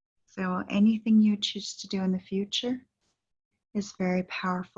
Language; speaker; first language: English; native; English